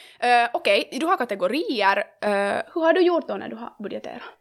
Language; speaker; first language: Swedish; native; Swedish